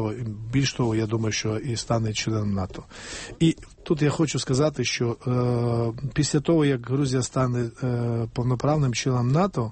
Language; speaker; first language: Ukrainian; non-native, fluent; Georgian